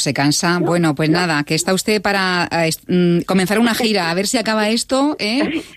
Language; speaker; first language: Spanish; native; Spanish